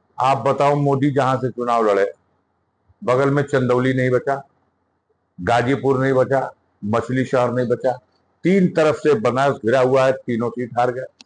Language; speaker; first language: Hindi; native; Hindi